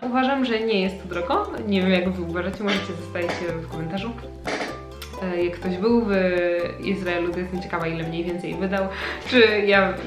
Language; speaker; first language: Polish; native; Polish